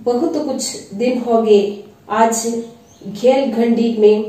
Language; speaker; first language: Hindi; non-native, local second language; Malayalam